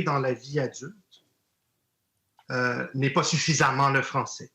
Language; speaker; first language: French; native; French